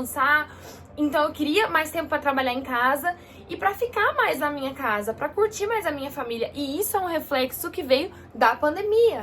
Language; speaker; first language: Portuguese; native; Portuguese